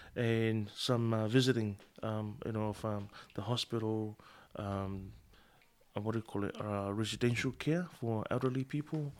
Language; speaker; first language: English; non-native, fluent; Samoan